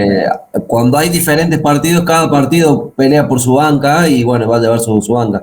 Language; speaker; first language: Spanish; native; Spanish